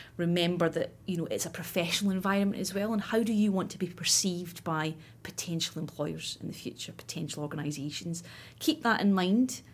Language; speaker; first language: English; native; English